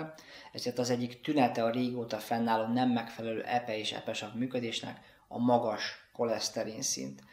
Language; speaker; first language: Hungarian; native; Hungarian